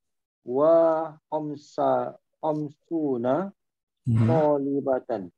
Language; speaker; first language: Arabic; non-native, learner; Malay